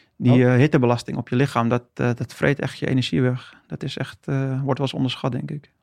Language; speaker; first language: Dutch; native; Dutch